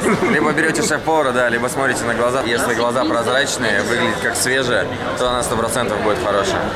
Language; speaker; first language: Russian; native; Russian